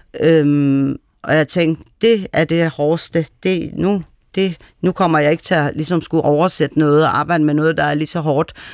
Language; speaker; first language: Danish; early bilingual, other home language; Persian